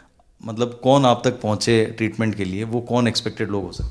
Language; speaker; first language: Hindi; native; Hindi